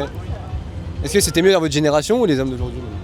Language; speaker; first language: French; native; French